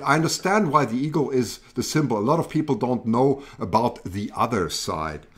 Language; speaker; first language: English; native; English